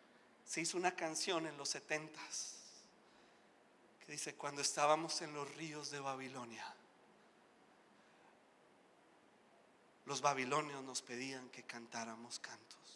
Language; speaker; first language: Spanish; native; Spanish